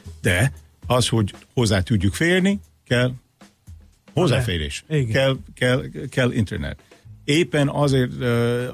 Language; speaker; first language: Hungarian; non-native, fluent; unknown